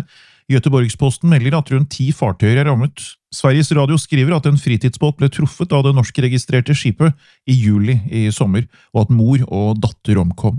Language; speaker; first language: Norwegian; native; Norwegian